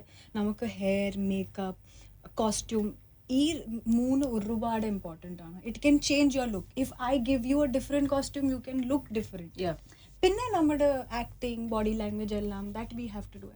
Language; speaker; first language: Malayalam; early bilingual, heritage; Malayalam